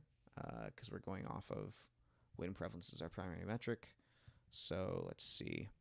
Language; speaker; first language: English; native; English